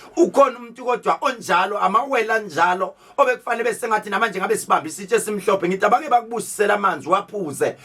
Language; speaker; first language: Zulu; native; Zulu